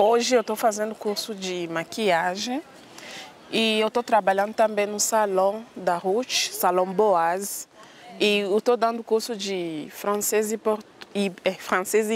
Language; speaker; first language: Portuguese; non-native, fluent; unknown